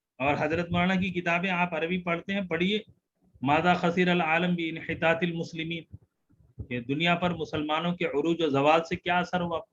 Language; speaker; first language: Urdu; native; Urdu